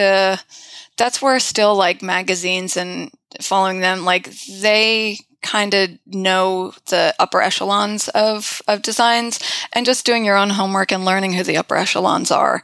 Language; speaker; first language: English; native; English